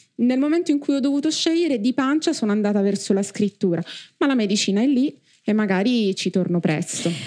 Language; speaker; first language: Italian; native; Italian